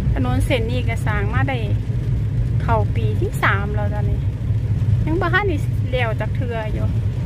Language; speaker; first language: Thai; native; Thai